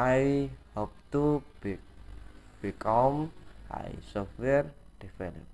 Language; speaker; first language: English; non-native, learner; Indonesian